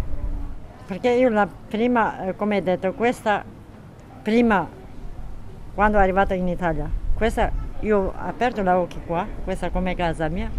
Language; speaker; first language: Italian; non-native, learner; Kurdish